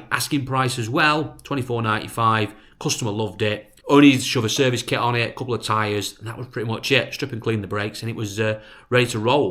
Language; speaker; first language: English; native; English